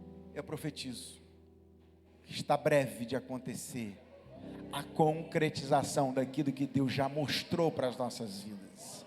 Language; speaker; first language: Portuguese; native; Portuguese